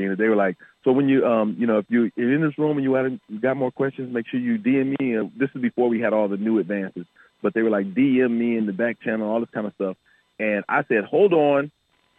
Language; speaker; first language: English; native; English